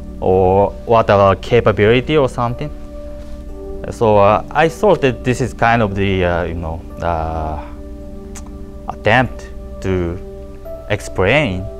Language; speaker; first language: English; non-native, learner; Japanese